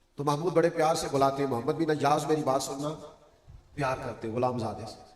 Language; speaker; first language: Urdu; non-native, local second language; Punjabi